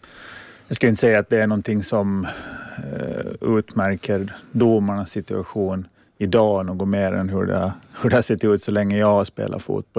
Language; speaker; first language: Swedish; native; Swedish